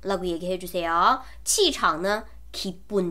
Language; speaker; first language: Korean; non-native, fluent; Chinese